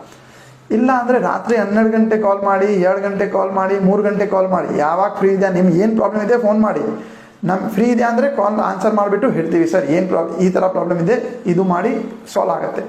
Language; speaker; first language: Kannada; non-native, local second language; Gujarati